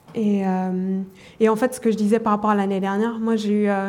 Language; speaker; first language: French; non-native, fluent; German